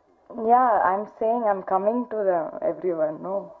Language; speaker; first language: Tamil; non-native, fluent; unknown